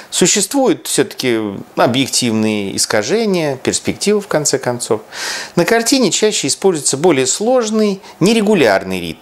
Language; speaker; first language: Russian; native; Russian